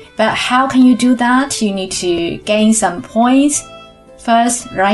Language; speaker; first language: English; non-native, fluent; Chinese